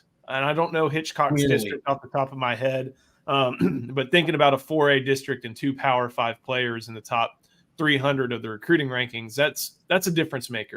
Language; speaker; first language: English; native; English